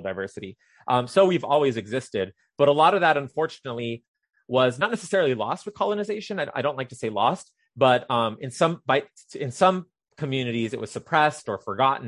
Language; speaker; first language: English; native; English